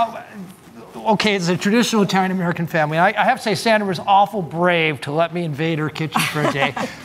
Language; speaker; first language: English; native; English